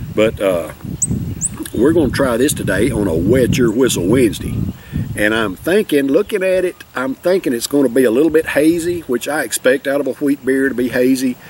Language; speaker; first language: English; native; English